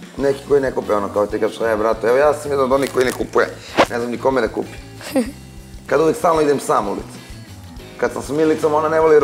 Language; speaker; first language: Serbian; native; Serbian